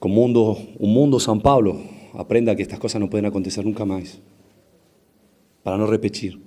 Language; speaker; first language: Portuguese; non-native, fluent; Spanish